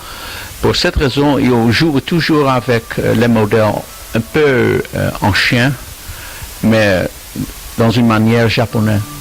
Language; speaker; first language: French; non-native, learner; Dutch